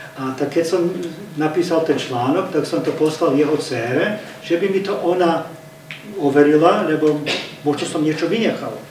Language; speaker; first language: Slovak; early bilingual, heritage; Slovak